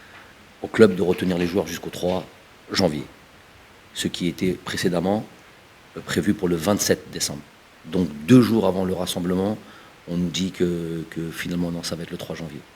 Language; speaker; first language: French; early bilingual, other home language; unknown